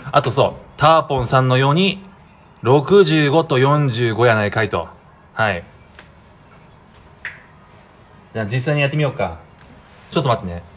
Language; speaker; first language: Japanese; native; Japanese